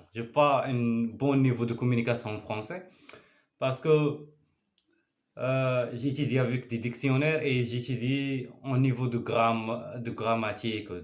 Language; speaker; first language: French; non-native, learner; Arabic